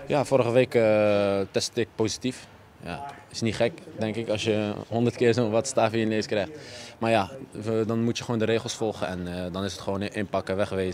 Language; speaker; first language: Dutch; native; Dutch